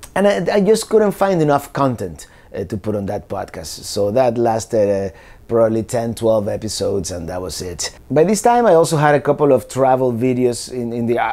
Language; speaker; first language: English; non-native, fluent; Spanish